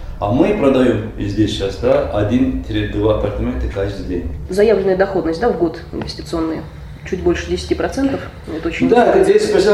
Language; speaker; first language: Russian; non-native, learner; Turkish